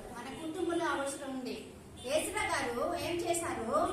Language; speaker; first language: Telugu; non-native, learner; Odia